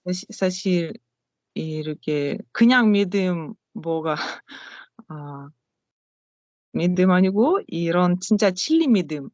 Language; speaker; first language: Korean; non-native, learner; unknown